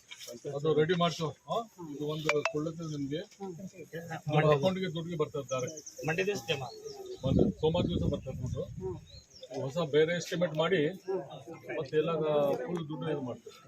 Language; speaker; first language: Kannada; non-native, local second language; Urdu